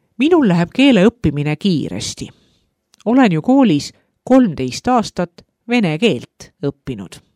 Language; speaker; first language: Estonian; native; Estonian